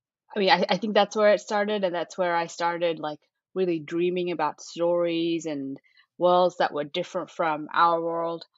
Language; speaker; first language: English; early bilingual, other home language; Sinhala